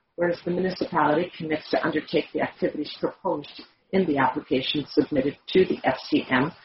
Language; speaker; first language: English; native; English